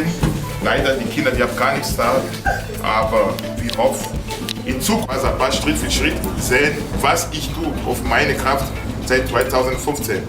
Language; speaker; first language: German; non-native, learner; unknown